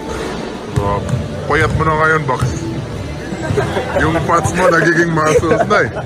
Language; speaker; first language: Filipino; native; Filipino